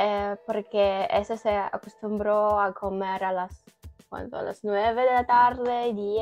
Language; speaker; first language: Spanish; non-native, learner; Ukrainian